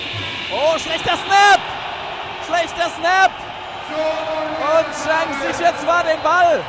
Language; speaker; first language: German; native; German